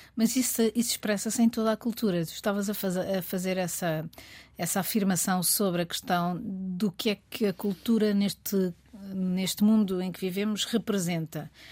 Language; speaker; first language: Portuguese; native; Portuguese